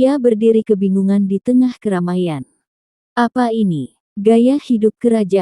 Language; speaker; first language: Indonesian; native; Indonesian